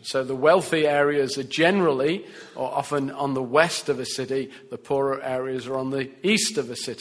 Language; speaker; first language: English; native; English